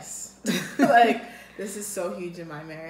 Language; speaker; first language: English; native; English